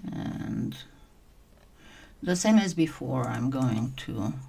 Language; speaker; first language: English; non-native, fluent; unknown